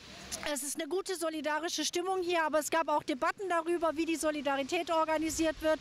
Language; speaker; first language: German; native; German